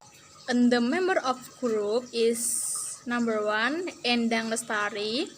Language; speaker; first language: English; non-native, learner; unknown